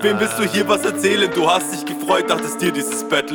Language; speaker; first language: German; native; German